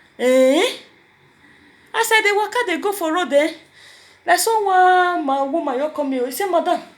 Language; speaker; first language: Nigerian Pidgin; native; Nigerian Pidgin